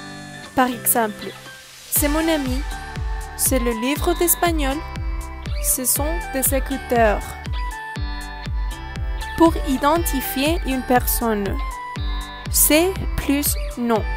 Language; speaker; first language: French; non-native, learner; Spanish